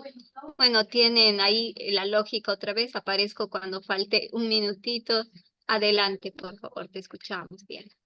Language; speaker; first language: Spanish; native; Spanish